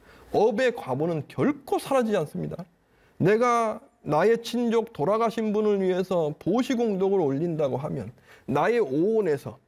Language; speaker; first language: Korean; native; Korean